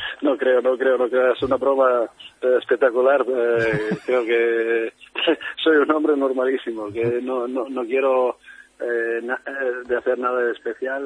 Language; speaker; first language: Spanish; non-native, fluent; Italian